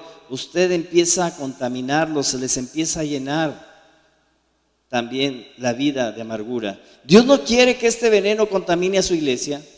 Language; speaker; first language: Spanish; native; Spanish